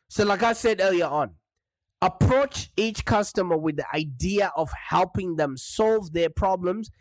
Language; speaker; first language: English; non-native, local second language; Shona